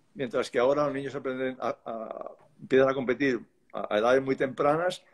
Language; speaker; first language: Spanish; native; Spanish